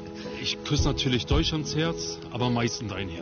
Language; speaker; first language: German; early bilingual, other home language; Kurdish